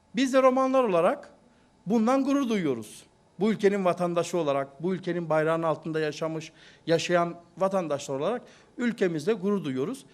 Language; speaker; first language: Turkish; native; Turkish